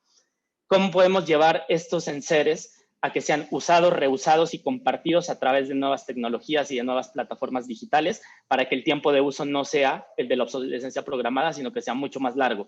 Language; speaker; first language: Spanish; native; Spanish